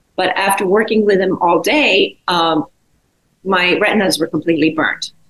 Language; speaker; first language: English; non-native, fluent; Czech